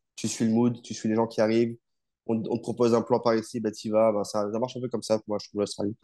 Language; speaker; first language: French; native; French